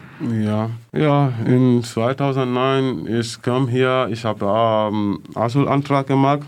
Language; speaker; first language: German; non-native, learner; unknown